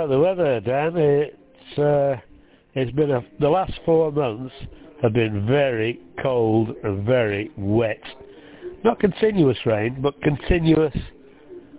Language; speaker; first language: English; native; English